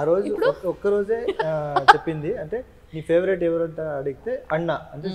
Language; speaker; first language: Telugu; non-native, learner; Kannada